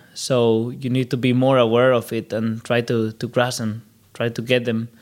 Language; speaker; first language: English; non-native, fluent; Spanish